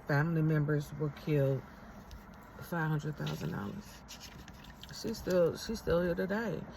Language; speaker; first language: English; native; English